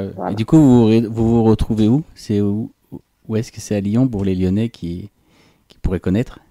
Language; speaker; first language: French; native; French